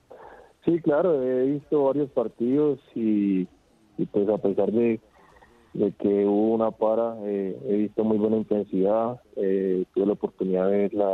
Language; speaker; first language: Spanish; native; Spanish